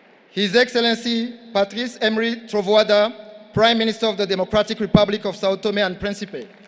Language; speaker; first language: English; non-native, local second language; Kinyarwanda